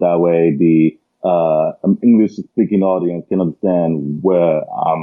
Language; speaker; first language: English; early bilingual, other home language; Arabic